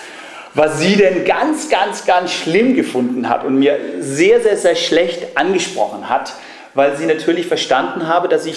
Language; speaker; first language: German; non-native, fluent; Danish